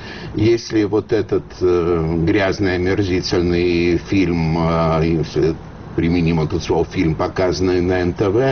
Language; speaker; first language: Russian; native; Russian